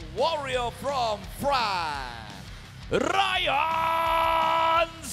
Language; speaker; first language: English; non-native, learner; Thai